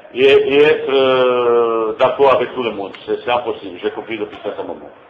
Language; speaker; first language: French; non-native, fluent; Bosnian